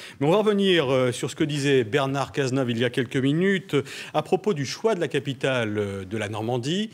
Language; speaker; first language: French; native; French